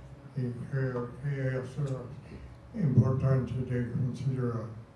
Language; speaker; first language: Spanish; non-native, fluent; English